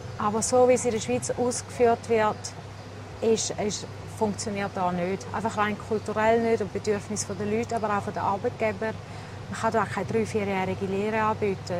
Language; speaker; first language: German; native; German